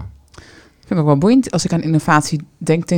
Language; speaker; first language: Dutch; native; Dutch